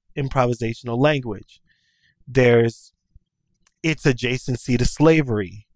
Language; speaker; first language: English; native; English